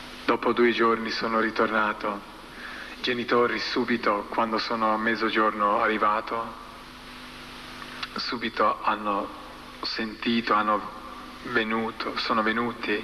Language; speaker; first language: Italian; non-native, fluent; Croatian